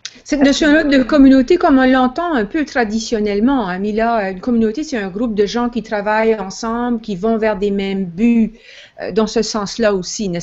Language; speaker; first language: French; native; French